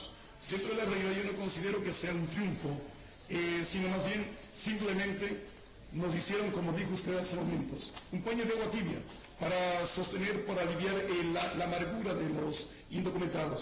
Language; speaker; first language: Spanish; native; Spanish